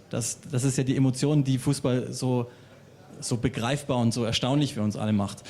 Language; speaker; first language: German; native; German